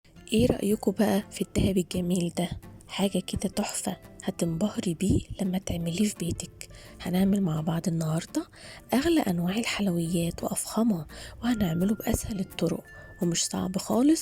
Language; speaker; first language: Arabic; native; Arabic